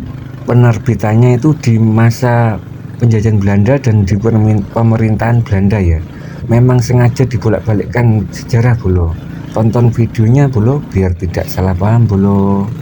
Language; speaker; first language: Indonesian; non-native, local second language; Javanese